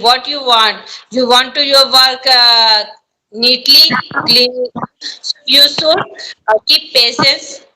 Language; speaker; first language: English; non-native, learner; Hindi